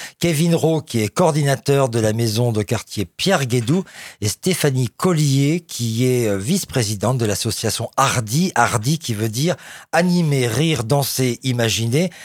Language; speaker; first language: French; native; French